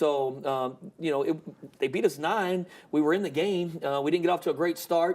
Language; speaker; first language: English; native; English